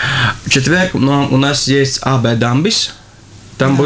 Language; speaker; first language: Russian; non-native, local second language; Latvian